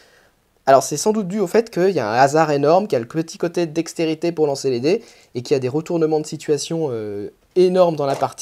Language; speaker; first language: French; native; French